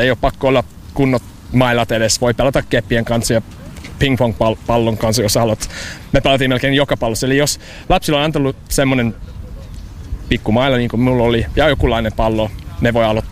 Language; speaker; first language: Finnish; non-native, fluent; English